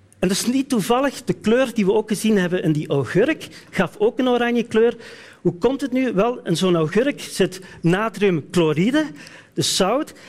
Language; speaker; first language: Dutch; native; Dutch